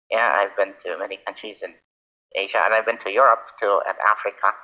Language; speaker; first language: English; native; English